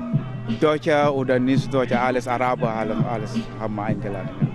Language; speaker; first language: German; non-native, learner; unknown